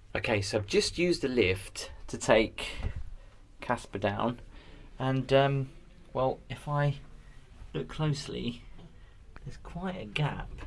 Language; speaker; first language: English; native; English